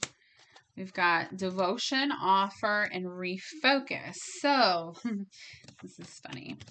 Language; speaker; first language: English; native; English